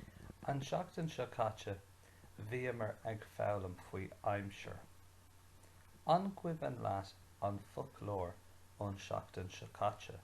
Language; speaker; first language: Irish; non-native, local second language; English